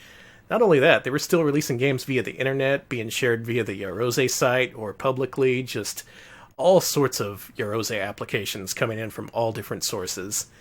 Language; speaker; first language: English; native; English